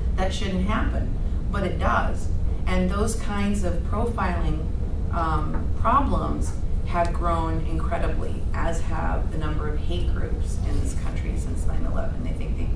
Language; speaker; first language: English; native; English